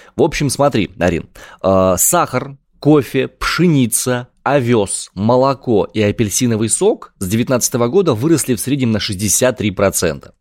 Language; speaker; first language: Russian; native; Russian